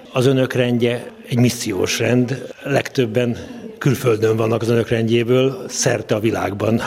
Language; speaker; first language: Hungarian; native; Hungarian